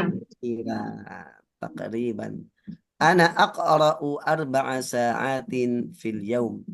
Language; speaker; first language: Arabic; non-native, fluent; Indonesian